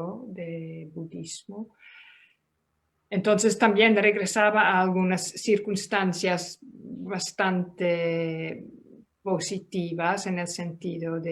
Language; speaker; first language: Spanish; non-native, fluent; Dutch